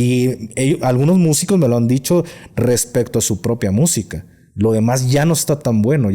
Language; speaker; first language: Spanish; native; Spanish